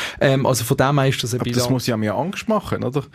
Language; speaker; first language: German; native; German